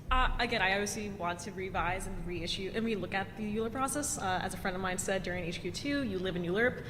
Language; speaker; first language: English; early bilingual, other home language; Italian